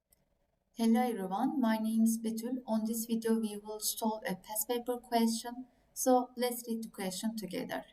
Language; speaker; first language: English; non-native, fluent; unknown